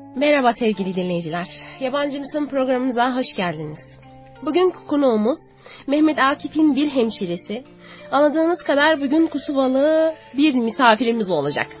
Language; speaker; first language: Turkish; non-native, fluent; Arabic